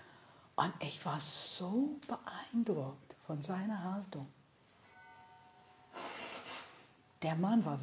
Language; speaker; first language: German; non-native, fluent; English